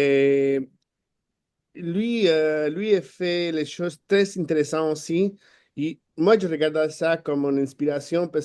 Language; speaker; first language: French; non-native, fluent; Spanish